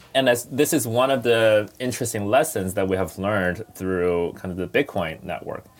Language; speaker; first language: English; non-native, fluent; Chinese